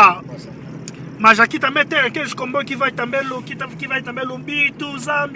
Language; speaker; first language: Portuguese; non-native, learner; Lingala